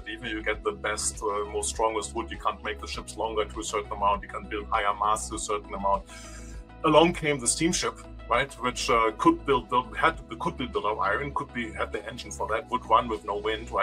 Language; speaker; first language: English; non-native, fluent; German